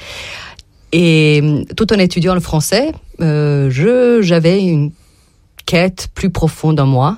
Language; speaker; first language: French; non-native, fluent; Serbian